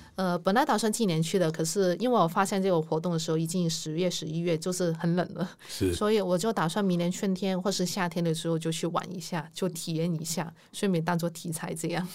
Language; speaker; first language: Chinese; non-native, local second language; Cantonese